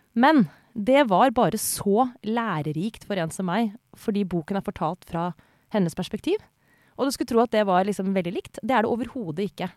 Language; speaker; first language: Norwegian; native; Norwegian